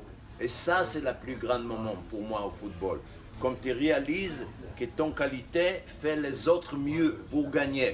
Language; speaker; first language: French; non-native, fluent; Hebrew